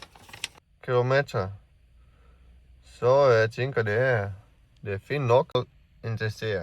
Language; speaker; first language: Danish; non-native, learner; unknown